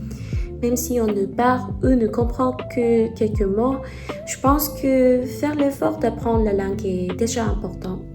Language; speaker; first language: French; non-native, learner; Filipino